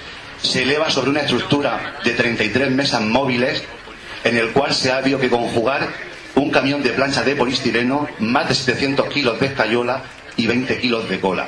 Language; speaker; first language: Spanish; native; Spanish